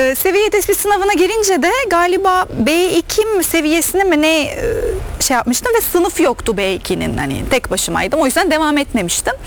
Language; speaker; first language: Turkish; non-native, fluent; Arabic